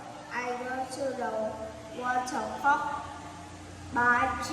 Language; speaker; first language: English; non-native, learner; Vietnamese